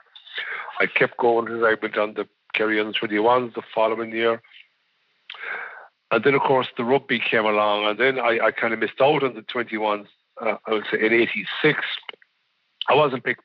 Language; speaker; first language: English; native; English